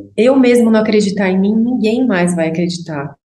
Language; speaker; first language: Portuguese; native; Portuguese